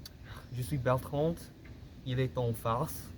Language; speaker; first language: French; non-native, learner; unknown